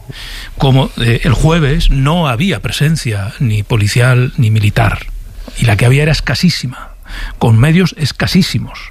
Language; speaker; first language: Spanish; native; Spanish